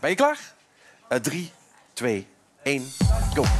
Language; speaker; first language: Dutch; native; Dutch